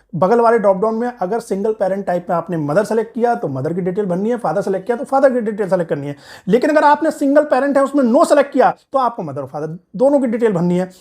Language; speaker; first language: Hindi; native; Hindi